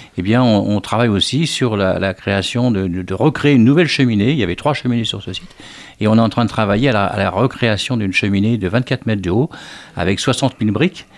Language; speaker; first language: French; native; French